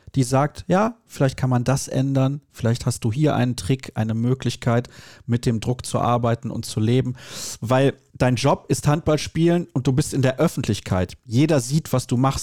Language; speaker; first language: German; native; German